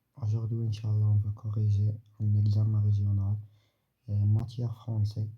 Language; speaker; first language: French; non-native, local second language; Arabic